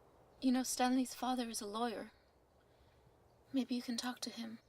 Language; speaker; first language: English; native; English